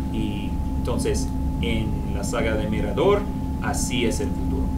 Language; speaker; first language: Spanish; non-native, fluent; English